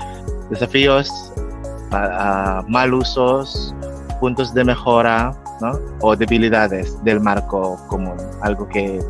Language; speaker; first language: Spanish; non-native, fluent; Filipino